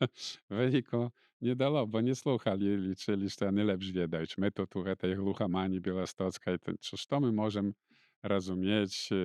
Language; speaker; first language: Polish; non-native, local second language; Belarusian